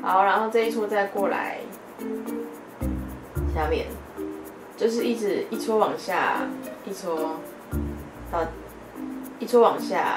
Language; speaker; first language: Chinese; native; Chinese